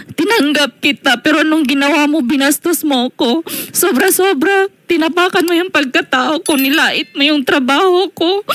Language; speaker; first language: Filipino; non-native, local second language; Cebuano